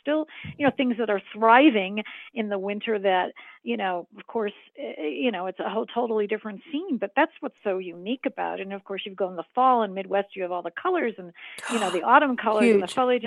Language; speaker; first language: English; native; English